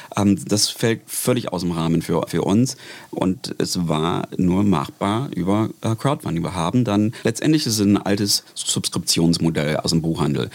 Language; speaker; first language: German; non-native, fluent; English